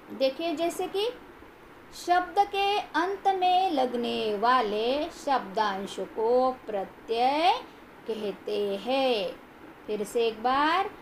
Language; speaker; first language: Hindi; non-native, local second language; Marathi